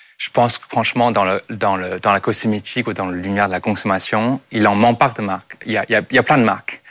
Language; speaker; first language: French; non-native, fluent; Chinese